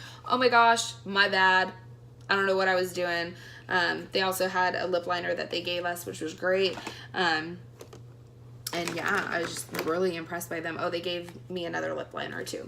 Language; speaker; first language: English; native; English